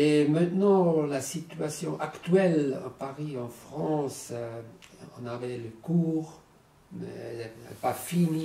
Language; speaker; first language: French; non-native, learner; German